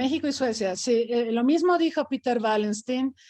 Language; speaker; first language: Spanish; native; Spanish